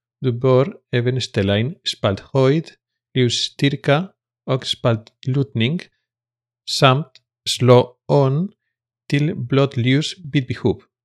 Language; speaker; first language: Swedish; non-native, fluent; Spanish